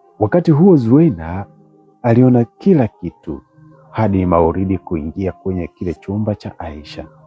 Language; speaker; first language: Swahili; native; Swahili